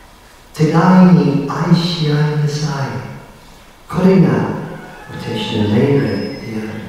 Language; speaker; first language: Japanese; non-native, fluent; English